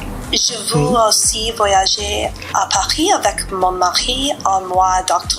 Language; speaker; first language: French; non-native, learner; English